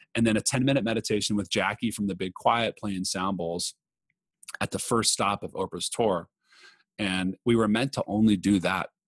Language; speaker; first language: English; native; English